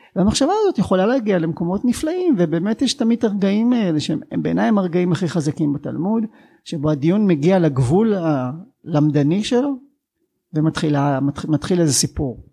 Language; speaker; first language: Hebrew; native; Hebrew